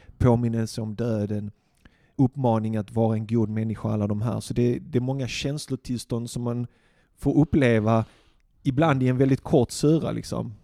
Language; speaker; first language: Swedish; early bilingual, other home language; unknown